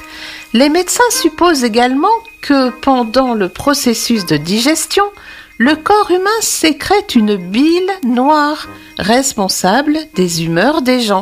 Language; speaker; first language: French; native; French